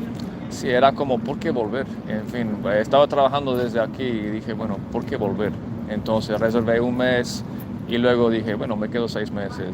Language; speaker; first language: Spanish; non-native, fluent; English